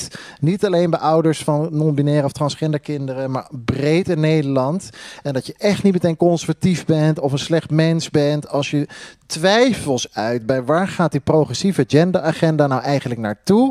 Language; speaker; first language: Dutch; native; Dutch